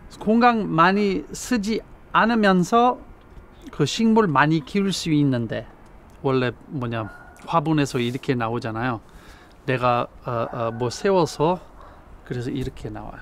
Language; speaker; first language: Korean; non-native, fluent; English